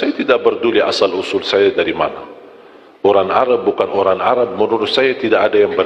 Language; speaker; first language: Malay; non-native, fluent; Arabic